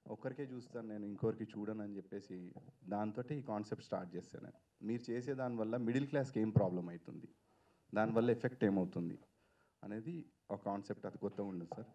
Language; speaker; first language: Telugu; native; Telugu